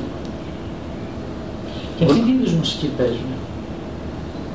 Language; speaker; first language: Greek; native; Greek